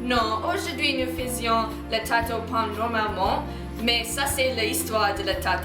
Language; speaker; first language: French; non-native, learner; English